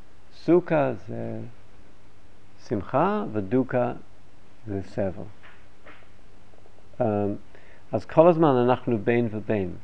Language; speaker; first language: Hebrew; non-native, fluent; English